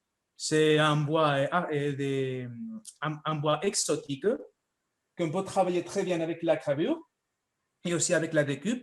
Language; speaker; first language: French; non-native, fluent; Spanish